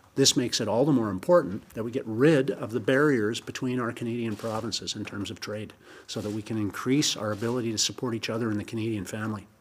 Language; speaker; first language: English; native; English